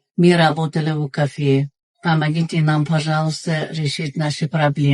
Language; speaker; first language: Russian; non-native, learner; Tajik